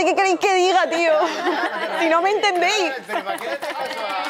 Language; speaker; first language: Spanish; native; Spanish